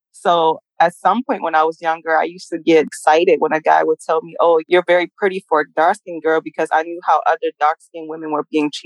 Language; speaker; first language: English; native; English